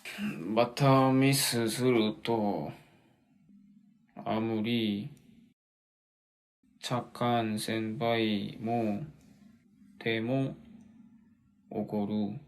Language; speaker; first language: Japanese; non-native, learner; Korean